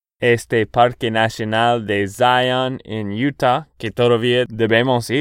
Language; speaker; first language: Spanish; non-native, fluent; English